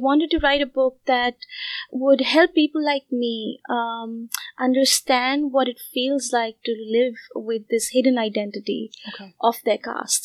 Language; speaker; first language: English; non-native, local second language; Hindi